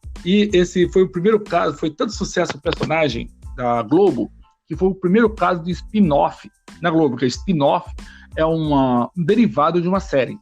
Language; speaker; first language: Portuguese; native; Portuguese